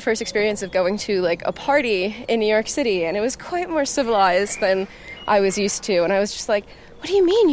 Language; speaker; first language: English; native; English